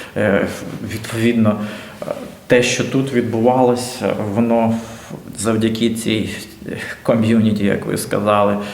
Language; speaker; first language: Ukrainian; native; Ukrainian